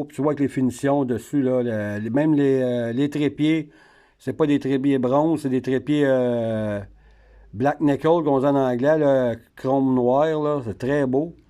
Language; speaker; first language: French; native; French